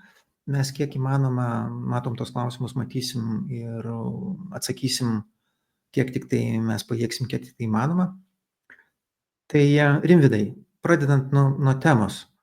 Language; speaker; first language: Lithuanian; native; Lithuanian